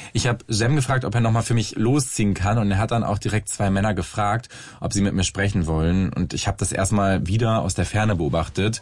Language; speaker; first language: German; native; German